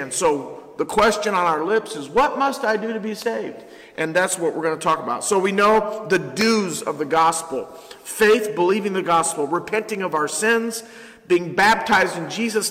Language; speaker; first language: English; native; English